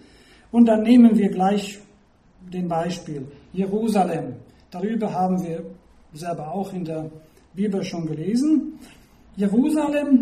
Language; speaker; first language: German; non-native, fluent; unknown